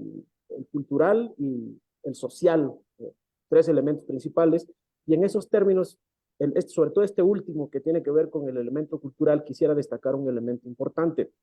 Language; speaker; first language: Spanish; native; Spanish